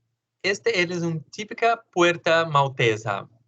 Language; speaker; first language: Spanish; non-native, learner; Portuguese